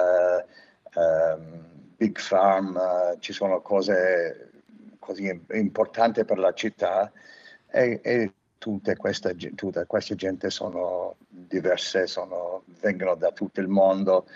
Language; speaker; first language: Italian; non-native, fluent; English